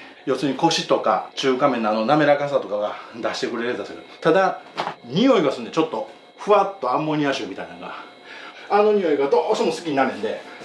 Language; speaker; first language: Japanese; native; Japanese